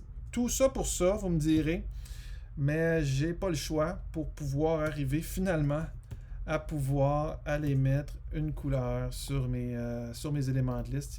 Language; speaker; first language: French; native; French